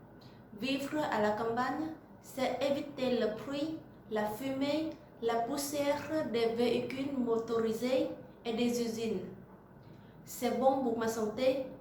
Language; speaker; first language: French; non-native, learner; Vietnamese